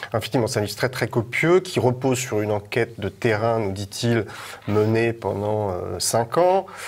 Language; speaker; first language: French; native; French